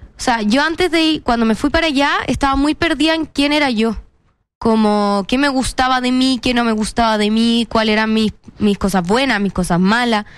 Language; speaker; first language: Spanish; native; Spanish